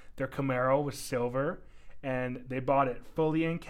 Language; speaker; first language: English; native; English